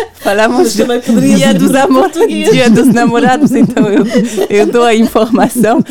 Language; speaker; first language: Portuguese; non-native, fluent; French